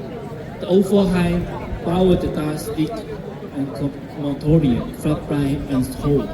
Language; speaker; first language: Dutch; non-native, fluent; Cantonese